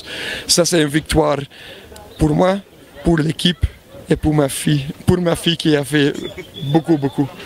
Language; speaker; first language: French; non-native, local second language; Dutch